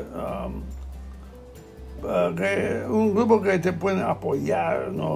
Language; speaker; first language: Spanish; non-native, learner; English